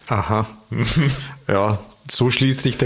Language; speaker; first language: German; native; German